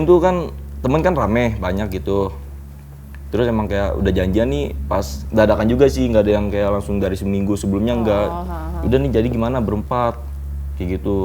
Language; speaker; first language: Indonesian; native; Indonesian